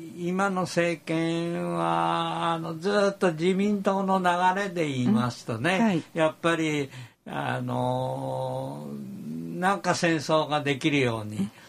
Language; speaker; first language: Japanese; native; Japanese